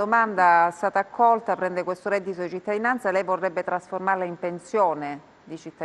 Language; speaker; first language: Italian; native; Italian